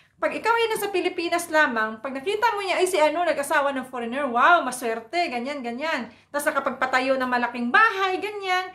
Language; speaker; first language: Filipino; non-native, local second language; Cebuano